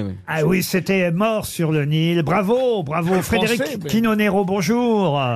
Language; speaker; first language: French; native; French